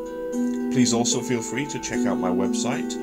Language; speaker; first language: English; native; English